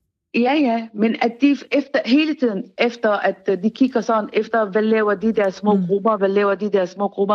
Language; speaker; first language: Danish; non-native, fluent; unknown